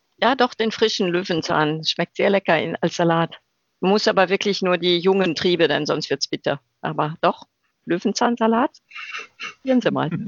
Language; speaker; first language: German; native; German